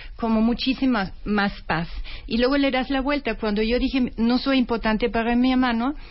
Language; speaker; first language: Spanish; non-native, fluent; German